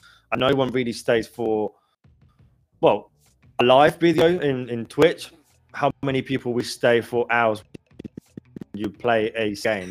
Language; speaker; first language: English; non-native, fluent; Spanish